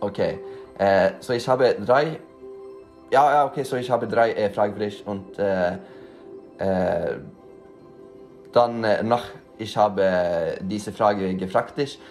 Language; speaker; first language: German; non-native, learner; Norwegian